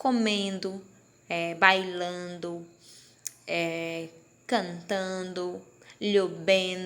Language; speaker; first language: Spanish; non-native, fluent; Portuguese